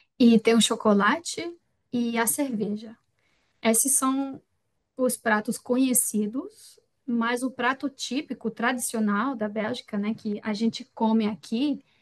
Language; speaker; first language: Portuguese; non-native, fluent; French